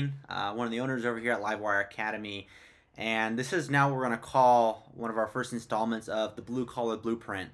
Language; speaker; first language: English; native; English